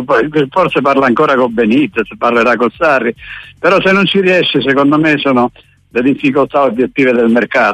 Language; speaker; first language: Italian; native; Italian